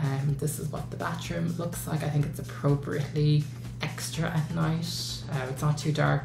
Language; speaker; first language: English; native; English